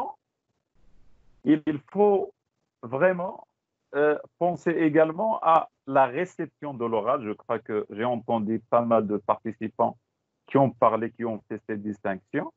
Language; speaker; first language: French; non-native, local second language; Tachelhit